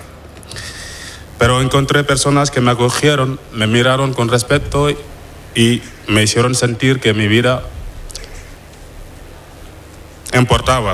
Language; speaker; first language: Spanish; non-native, fluent; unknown